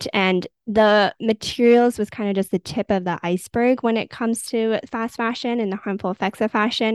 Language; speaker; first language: English; native; English